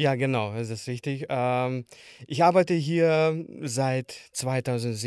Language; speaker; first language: German; non-native, learner; Hungarian